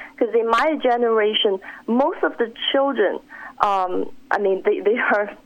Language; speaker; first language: English; non-native, fluent; Chinese